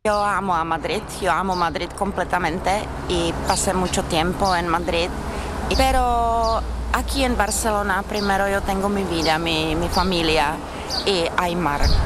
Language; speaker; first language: Spanish; non-native, fluent; Czech